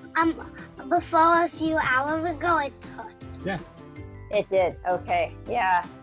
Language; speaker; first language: English; native; English